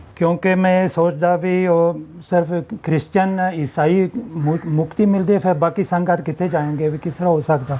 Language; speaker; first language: Punjabi; non-native, learner; French